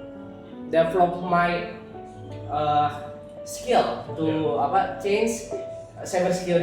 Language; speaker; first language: English; non-native, learner; Indonesian